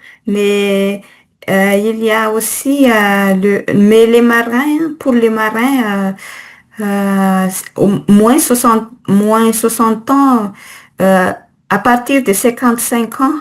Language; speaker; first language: French; non-native, learner; Malagasy